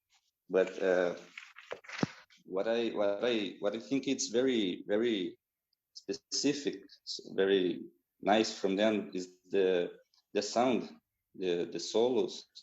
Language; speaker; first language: English; non-native, fluent; Portuguese